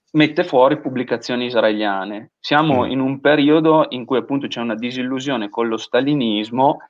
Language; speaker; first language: Italian; native; Italian